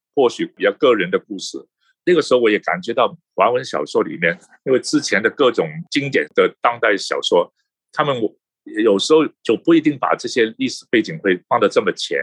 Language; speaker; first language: Chinese; non-native, local second language; Cantonese